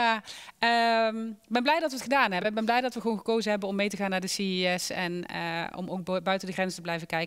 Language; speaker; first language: Dutch; native; Dutch